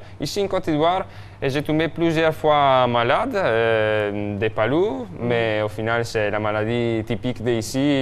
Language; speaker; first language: French; non-native, fluent; Italian